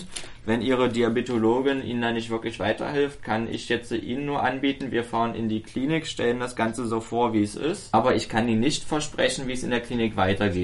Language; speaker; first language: German; native; German